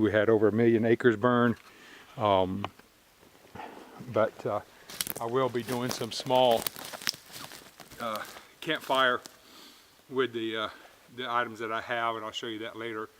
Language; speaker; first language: English; native; English